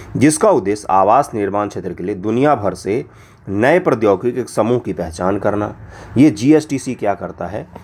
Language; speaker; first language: Hindi; non-native, local second language; Maithili